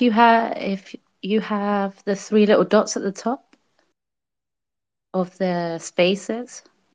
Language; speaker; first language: English; native; English